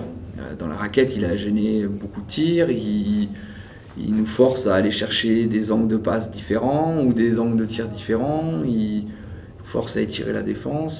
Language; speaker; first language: French; native; French